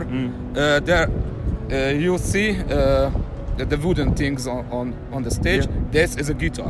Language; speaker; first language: English; non-native, learner; Hungarian